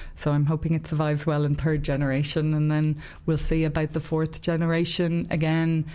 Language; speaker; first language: English; native; English